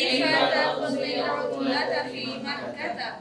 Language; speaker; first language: Arabic; non-native, learner; Urdu